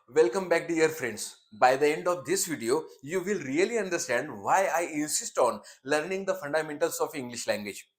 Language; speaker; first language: English; non-native, local second language; Marathi